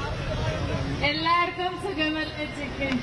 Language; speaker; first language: Malayalam; non-native, learner; Hindi